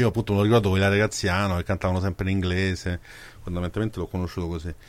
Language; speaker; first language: Italian; native; Italian